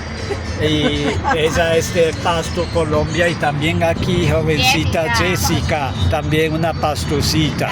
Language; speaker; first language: Spanish; non-native, fluent; Japanese